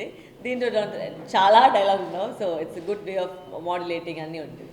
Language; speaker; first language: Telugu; non-native, local second language; Tamil